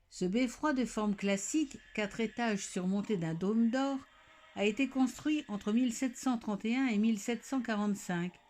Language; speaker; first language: French; native; French